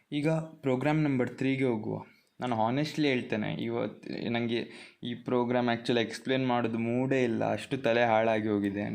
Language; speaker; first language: Kannada; non-native, local second language; Konkani